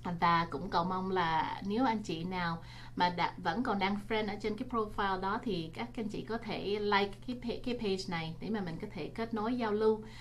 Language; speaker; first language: Vietnamese; early bilingual, heritage; Vietnamese